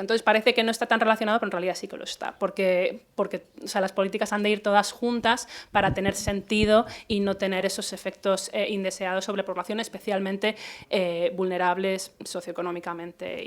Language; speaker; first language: Spanish; native; Spanish